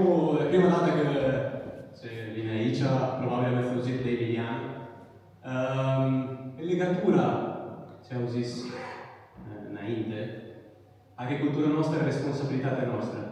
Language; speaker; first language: Romanian; non-native, learner; Italian